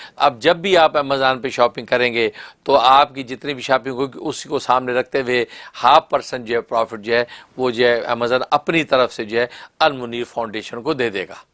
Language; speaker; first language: Urdu; native; Urdu